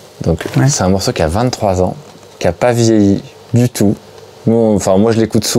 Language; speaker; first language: French; native; French